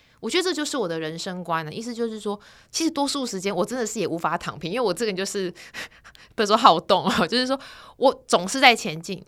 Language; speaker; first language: Chinese; native; Chinese